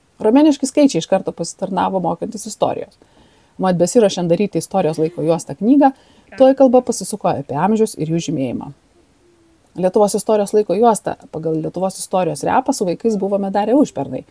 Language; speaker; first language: Lithuanian; native; Lithuanian